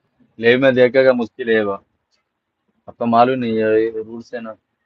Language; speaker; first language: Hindi; non-native, local second language; Malayalam